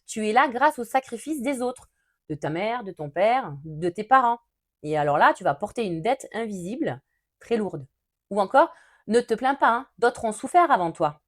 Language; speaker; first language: French; native; French